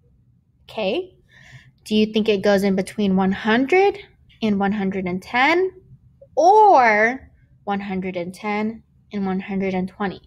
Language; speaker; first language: English; native; English